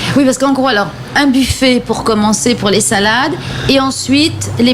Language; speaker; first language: French; native; French